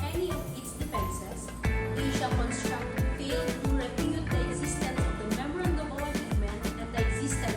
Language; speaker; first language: English; non-native, local second language; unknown